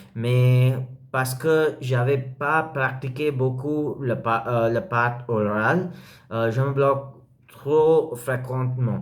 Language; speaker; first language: French; non-native, learner; English